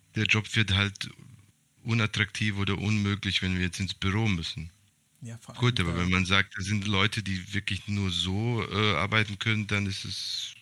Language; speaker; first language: German; early bilingual, other home language; Serbian